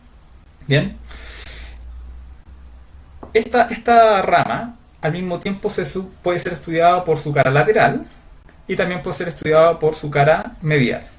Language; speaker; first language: Spanish; native; Spanish